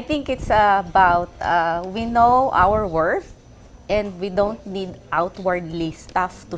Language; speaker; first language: English; non-native, local second language; Filipino